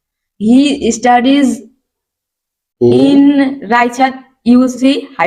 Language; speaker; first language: English; non-native, learner; Bangla